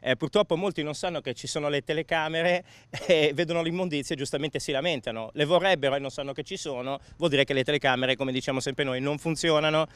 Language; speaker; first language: Italian; native; Italian